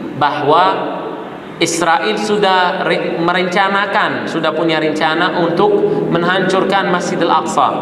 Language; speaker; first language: Indonesian; non-native, fluent; Arabic